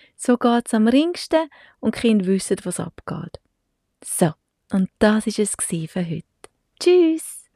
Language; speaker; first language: German; native; German